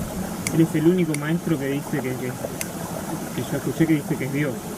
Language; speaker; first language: Spanish; native; Spanish